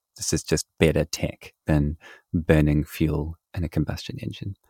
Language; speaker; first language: English; native; English